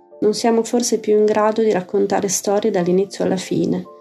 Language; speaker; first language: Italian; native; Italian